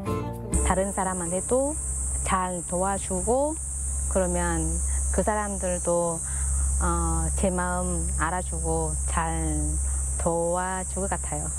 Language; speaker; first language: Korean; non-native, fluent; Vietnamese